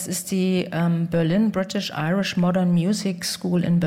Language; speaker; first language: German; native; German